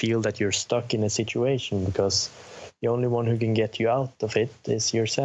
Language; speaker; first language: English; non-native, fluent; Norwegian